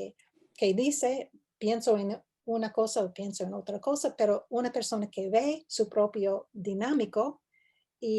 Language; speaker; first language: Spanish; non-native, fluent; English